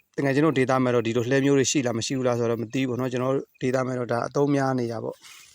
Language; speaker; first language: Burmese; native; Burmese